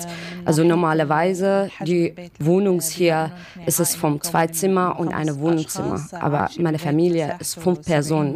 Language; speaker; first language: German; non-native, learner; Arabic